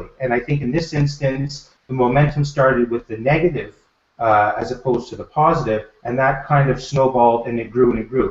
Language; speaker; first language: English; native; English